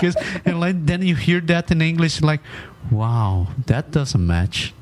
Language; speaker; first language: English; non-native, fluent; Portuguese